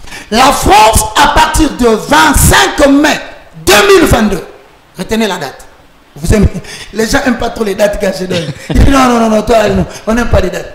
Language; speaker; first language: French; non-native, local second language; Lingala